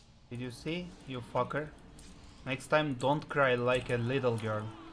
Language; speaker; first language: English; non-native, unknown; Turkish